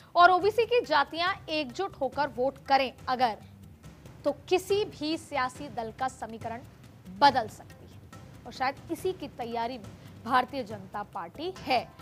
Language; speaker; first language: Hindi; native; Hindi